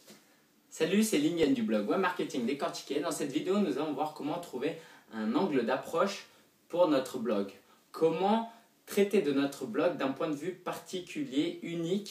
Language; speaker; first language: French; native; French